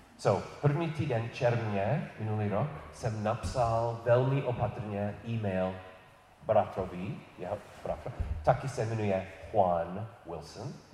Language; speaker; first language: Czech; non-native, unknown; English